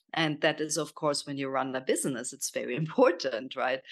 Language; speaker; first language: English; non-native, fluent; German